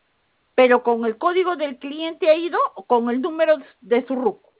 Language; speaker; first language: Spanish; native; Spanish